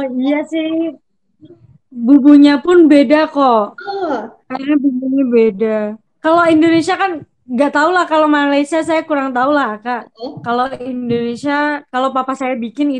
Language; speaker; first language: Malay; non-native, local second language; Javanese